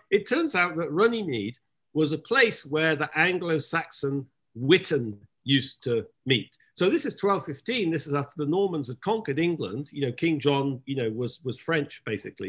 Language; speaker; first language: English; native; English